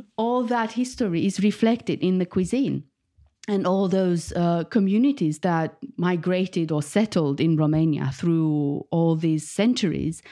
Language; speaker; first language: English; non-native, fluent; Romanian